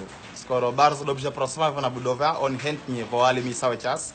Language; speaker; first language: Polish; non-native, learner; Swahili